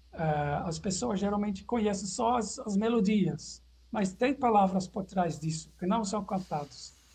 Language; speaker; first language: Portuguese; non-native, fluent; Dutch